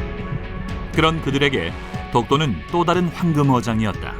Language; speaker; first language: Korean; native; Korean